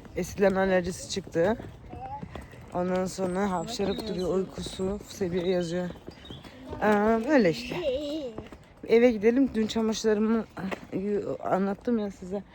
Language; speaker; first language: Turkish; early bilingual, heritage; Turkish